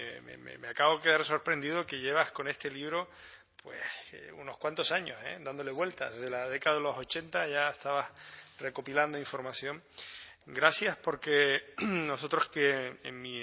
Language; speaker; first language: Spanish; native; Spanish